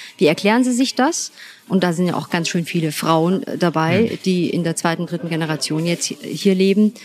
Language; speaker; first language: German; early bilingual, other home language; Turkish